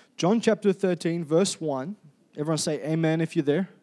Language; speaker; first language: English; native; English